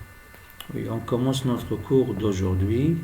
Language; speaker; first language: French; non-native, fluent; Arabic